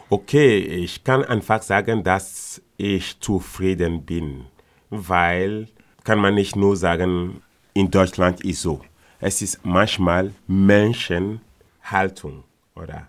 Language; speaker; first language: German; non-native, learner; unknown